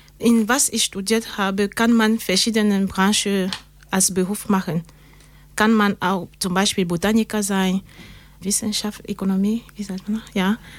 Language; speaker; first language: German; non-native, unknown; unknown